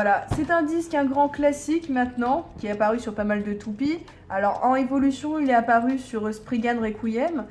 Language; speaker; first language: French; native; French